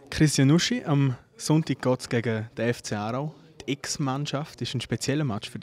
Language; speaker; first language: German; native; German